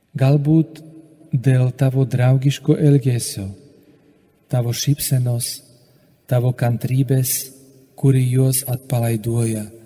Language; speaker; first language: Lithuanian; non-native, fluent; Slovak